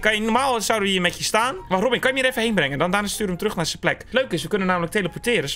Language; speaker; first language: Dutch; native; Dutch